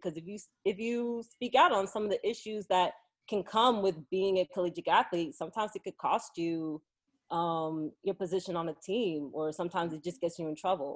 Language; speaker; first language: English; native; English